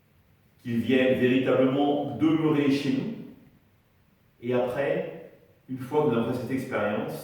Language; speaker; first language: French; native; French